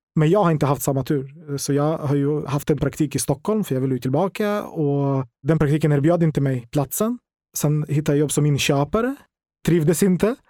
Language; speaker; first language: Swedish; non-native, fluent; Ukrainian